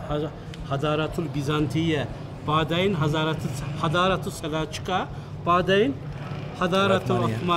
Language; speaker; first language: Arabic; non-native, fluent; Turkish